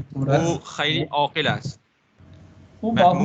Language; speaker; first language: Persian; non-native, learner; Urdu